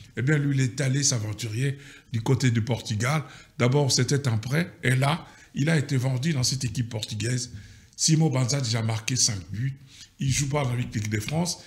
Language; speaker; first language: French; non-native, local second language; Lingala